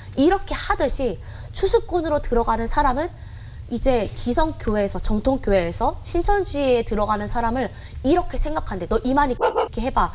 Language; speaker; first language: Korean; native; Korean